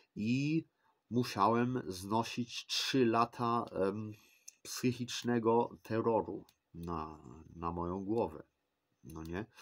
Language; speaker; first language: Polish; early bilingual, heritage; Polish